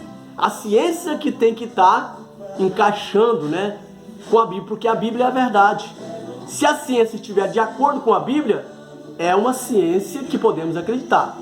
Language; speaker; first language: Portuguese; native; Portuguese